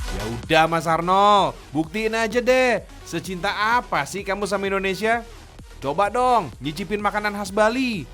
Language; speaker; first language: Indonesian; native; Indonesian